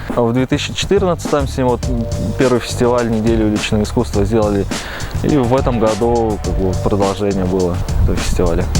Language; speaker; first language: Russian; native; Russian